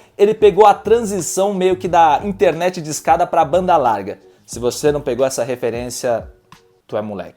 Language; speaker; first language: Portuguese; native; Portuguese